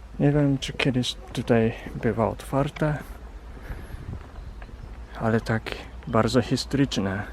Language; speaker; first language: Polish; non-native, fluent; Japanese